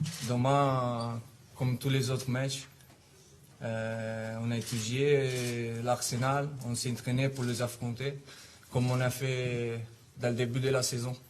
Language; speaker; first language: French; non-native, fluent; Italian